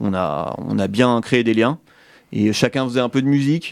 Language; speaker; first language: French; native; French